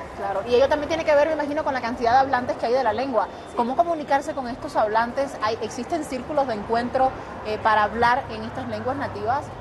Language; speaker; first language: Spanish; native; Spanish